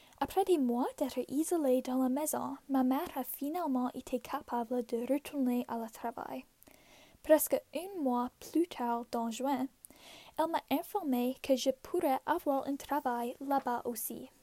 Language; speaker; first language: French; non-native, local second language; English